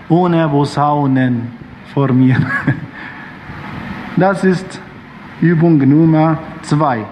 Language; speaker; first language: German; non-native, fluent; Arabic